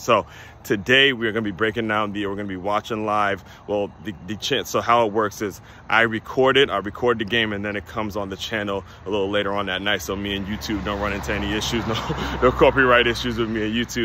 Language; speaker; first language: English; native; English